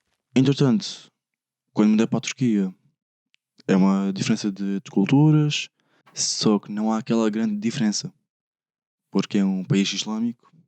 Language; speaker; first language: Portuguese; early bilingual, other home language; Arabic